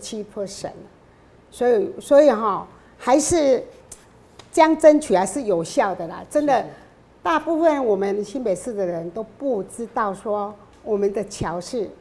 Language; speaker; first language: Chinese; non-native, local second language; Min Nan Chinese